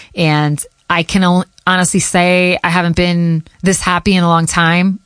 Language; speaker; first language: English; early bilingual, other home language; Portuguese